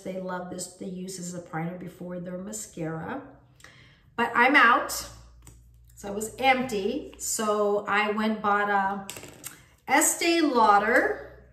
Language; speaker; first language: English; native; English